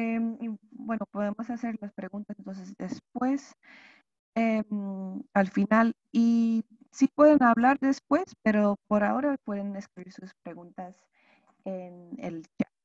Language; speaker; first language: Spanish; non-native, fluent; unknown